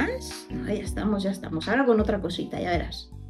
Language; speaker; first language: Spanish; native; Spanish